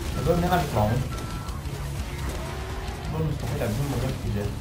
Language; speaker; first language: Arabic; native; Arabic